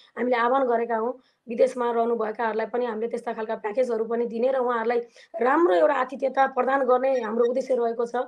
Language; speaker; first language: Nepali; native; Nepali